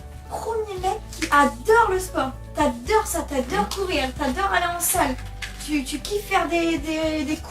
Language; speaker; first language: French; native; French